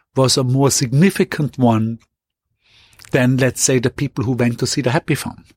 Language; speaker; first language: English; non-native, fluent; German